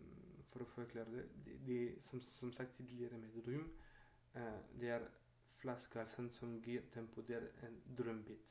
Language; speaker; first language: Norwegian; non-native, fluent; French